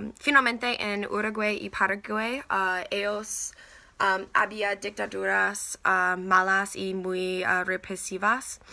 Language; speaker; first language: Spanish; non-native, learner; English